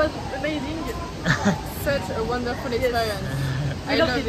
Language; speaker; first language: English; non-native, learner; French